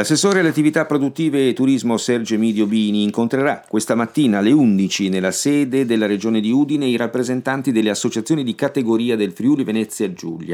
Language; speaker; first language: Italian; native; Italian